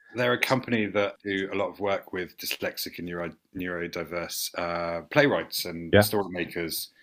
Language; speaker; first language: English; native; English